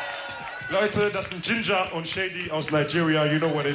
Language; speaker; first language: German; early bilingual, other home language; Wolof